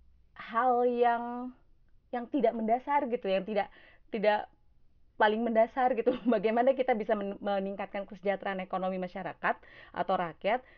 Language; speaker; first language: Indonesian; native; Indonesian